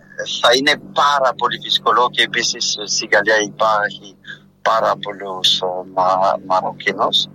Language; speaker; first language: Greek; non-native, fluent; French